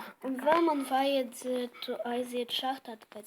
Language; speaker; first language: Latvian; non-native, local second language; Russian